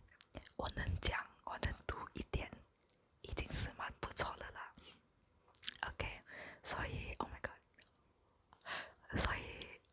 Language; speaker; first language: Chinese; non-native, local second language; English